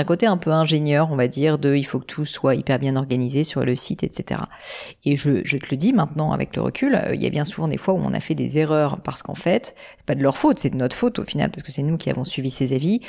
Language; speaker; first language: French; native; French